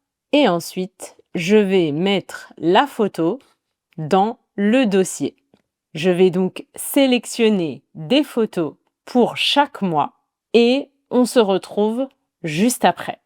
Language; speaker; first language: French; native; French